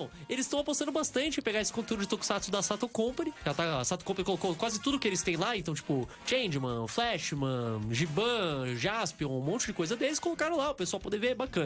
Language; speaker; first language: Portuguese; native; Portuguese